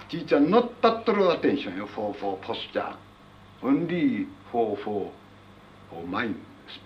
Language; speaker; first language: English; non-native, learner; Japanese